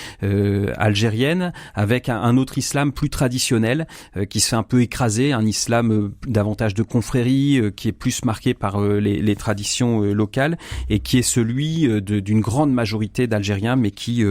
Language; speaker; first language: French; native; French